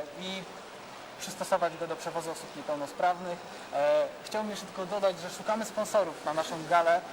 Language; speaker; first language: Polish; native; Polish